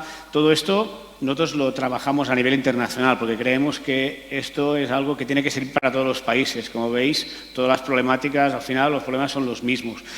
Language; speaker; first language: Spanish; native; Spanish